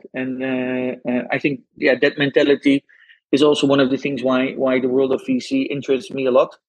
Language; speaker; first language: English; non-native, fluent; Dutch